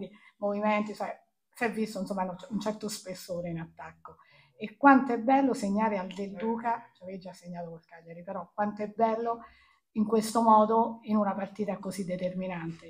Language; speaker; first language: Italian; native; Italian